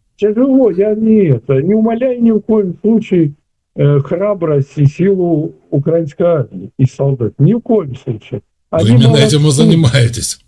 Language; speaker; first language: Russian; native; Russian